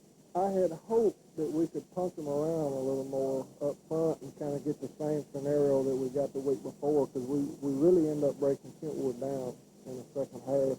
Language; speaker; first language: English; native; English